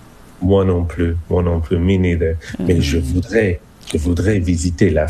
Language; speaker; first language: French; non-native, fluent; English